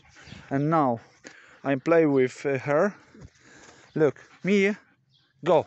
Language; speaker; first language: English; non-native, learner; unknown